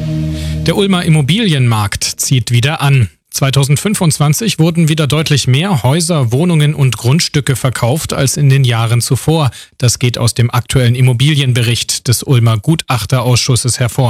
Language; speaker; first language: German; native; German